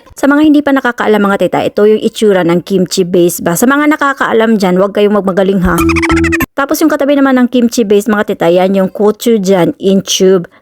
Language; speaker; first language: Filipino; non-native, local second language; Cebuano